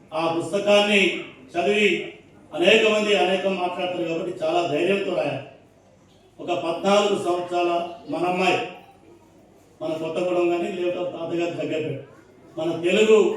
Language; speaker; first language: Telugu; native; Telugu